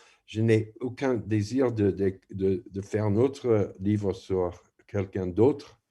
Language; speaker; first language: French; non-native, fluent; English